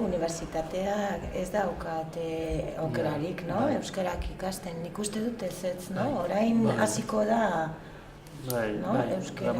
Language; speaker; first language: Basque; non-native, learner; French